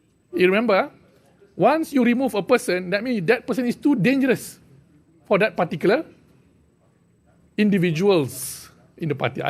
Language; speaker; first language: English; non-native, local second language; Malay